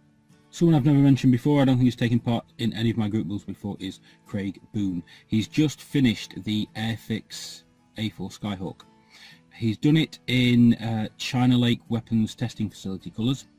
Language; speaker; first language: English; native; English